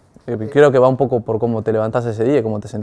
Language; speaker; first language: Spanish; native; Spanish